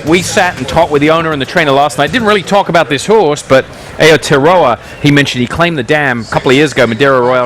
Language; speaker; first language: English; native; English